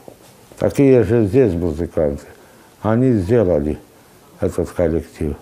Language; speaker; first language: Russian; non-native, local second language; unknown